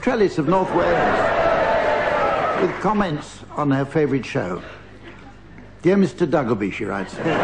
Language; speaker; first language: English; native; English